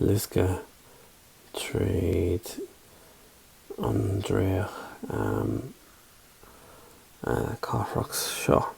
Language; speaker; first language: Irish; non-native, local second language; English